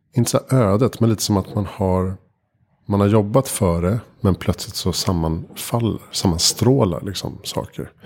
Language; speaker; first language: Swedish; native; Swedish